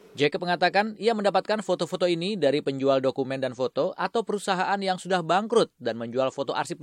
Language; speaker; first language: Indonesian; native; Indonesian